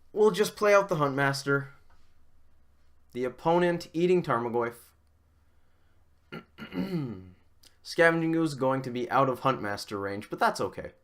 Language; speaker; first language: English; native; English